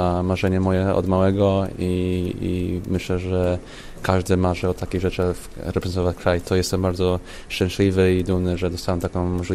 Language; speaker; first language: Polish; early bilingual, heritage; Polish